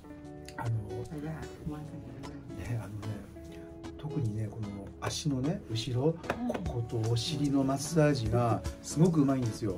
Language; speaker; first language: Japanese; native; Japanese